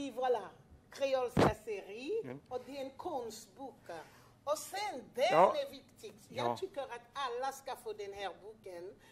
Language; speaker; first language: Swedish; non-native, fluent; French